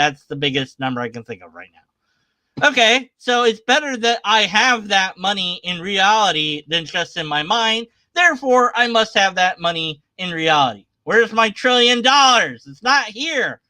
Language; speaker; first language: English; native; English